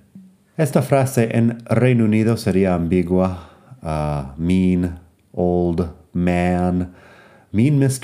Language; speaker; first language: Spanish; non-native, fluent; English